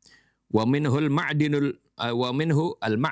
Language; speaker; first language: Arabic; non-native, fluent; Indonesian